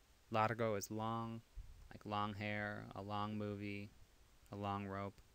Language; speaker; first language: English; native; English